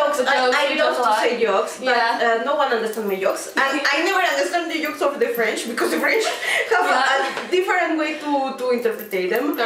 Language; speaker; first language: English; non-native, learner; Spanish